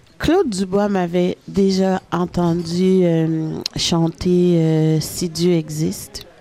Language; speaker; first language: French; early bilingual, other home language; Haitian Creole